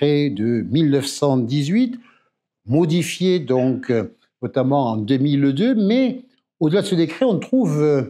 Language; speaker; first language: French; native; French